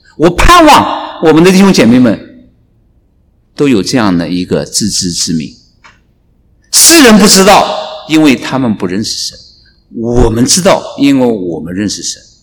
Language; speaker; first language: Chinese; native; Chinese